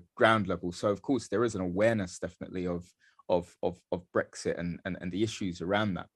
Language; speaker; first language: English; native; English